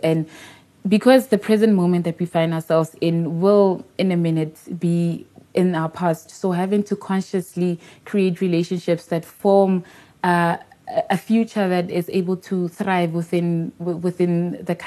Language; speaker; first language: English; non-native, local second language; Tswana